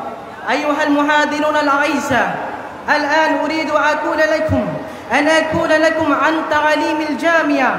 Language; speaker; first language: Arabic; non-native, learner; Bangla